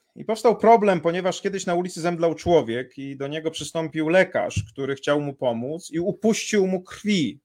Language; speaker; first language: Polish; native; Polish